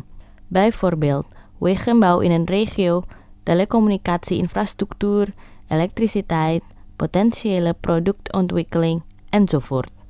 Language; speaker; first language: Dutch; non-native, fluent; Indonesian